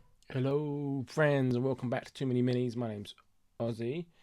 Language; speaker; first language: English; native; English